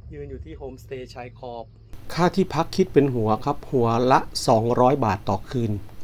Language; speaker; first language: Thai; native; Thai